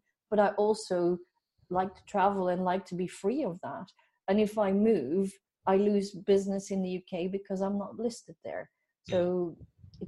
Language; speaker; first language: English; native; English